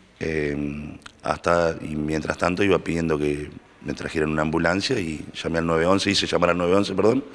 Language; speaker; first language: Spanish; native; Spanish